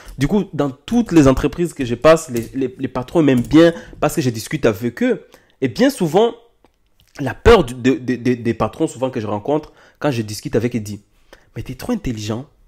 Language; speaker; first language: French; non-native, local second language; Lingala